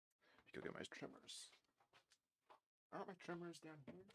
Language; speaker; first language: English; native; English